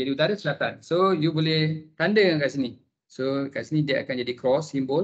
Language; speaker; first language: Malay; native; Malay